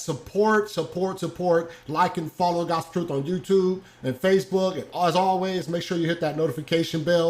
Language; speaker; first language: English; native; English